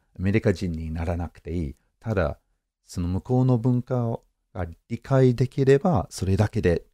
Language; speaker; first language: Japanese; non-native, fluent; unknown